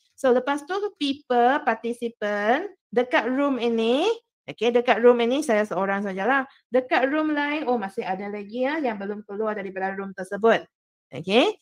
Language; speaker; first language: Malay; non-native, local second language; Chinese